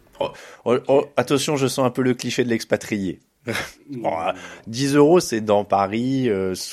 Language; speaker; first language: French; native; French